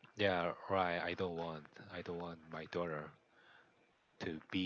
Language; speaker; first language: English; non-native, learner; Korean